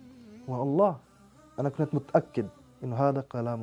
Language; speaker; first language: Arabic; non-native, fluent; French